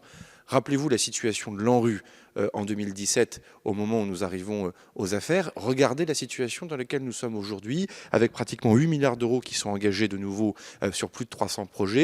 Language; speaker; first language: French; native; French